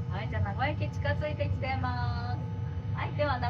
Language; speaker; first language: Japanese; native; Japanese